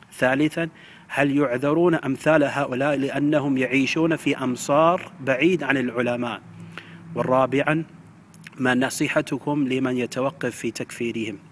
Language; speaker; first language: Arabic; non-native, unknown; English